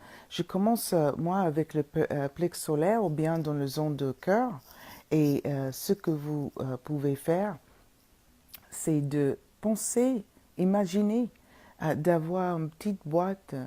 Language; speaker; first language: French; non-native, fluent; English